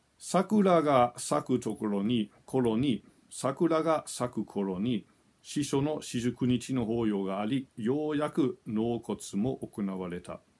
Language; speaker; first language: Japanese; non-native, fluent; German